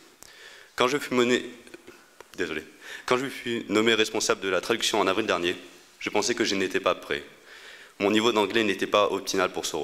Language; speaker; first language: French; native; French